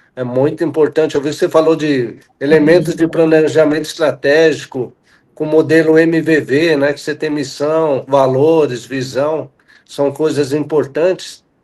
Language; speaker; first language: Portuguese; native; Portuguese